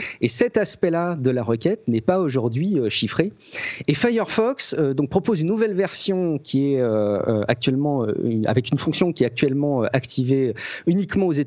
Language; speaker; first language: French; native; French